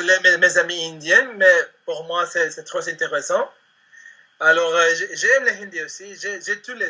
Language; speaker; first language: French; non-native, learner; Spanish